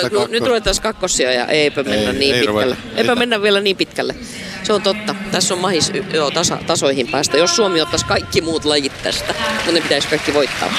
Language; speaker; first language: Finnish; native; Finnish